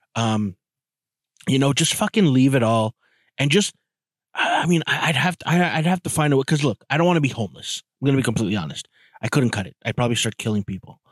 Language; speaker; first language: English; native; English